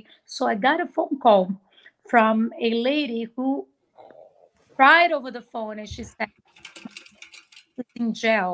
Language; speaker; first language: English; non-native, fluent; Portuguese